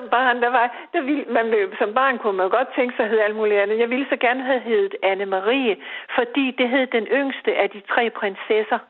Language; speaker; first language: Danish; native; Danish